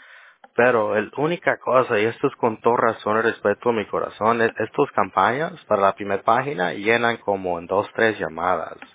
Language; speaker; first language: Spanish; early bilingual, heritage; Spanish